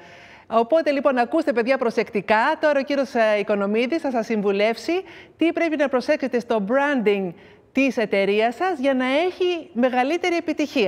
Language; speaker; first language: Greek; native; Greek